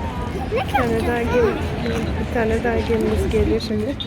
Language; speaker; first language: Turkish; native; Turkish